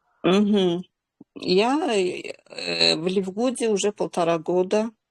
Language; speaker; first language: Russian; non-native, local second language; Azerbaijani